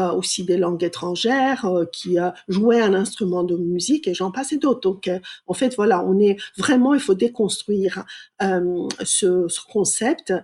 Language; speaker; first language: French; non-native, fluent; Persian